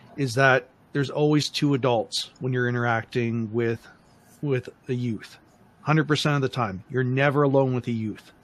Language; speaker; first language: English; native; English